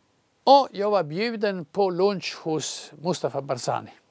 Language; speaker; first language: Swedish; non-native, fluent; Croatian